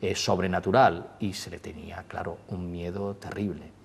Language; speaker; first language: Spanish; native; Spanish